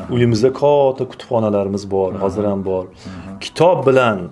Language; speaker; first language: Uzbek; native; Uzbek